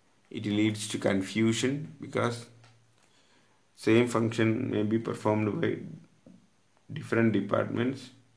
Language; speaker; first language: English; non-native, local second language; Malayalam